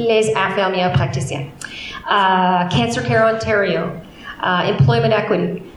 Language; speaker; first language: French; non-native, learner; English